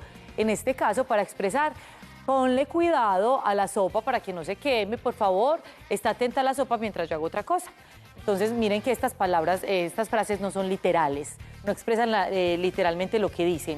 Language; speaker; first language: Spanish; native; Spanish